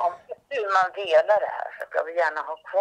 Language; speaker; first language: Swedish; native; Swedish